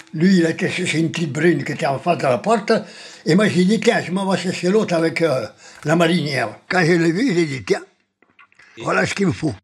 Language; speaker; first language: French; non-native, fluent; Spanish